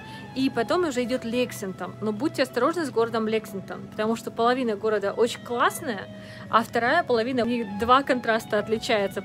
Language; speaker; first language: Russian; native; Russian